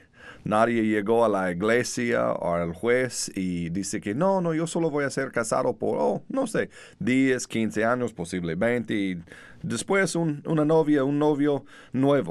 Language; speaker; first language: Spanish; non-native, learner; English